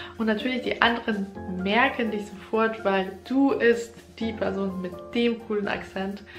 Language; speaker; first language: German; non-native, fluent; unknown